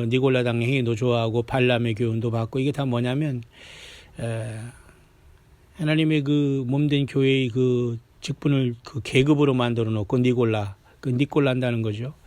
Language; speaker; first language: Korean; native; Korean